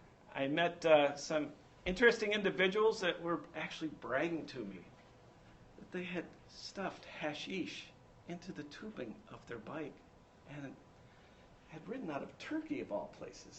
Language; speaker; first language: English; native; English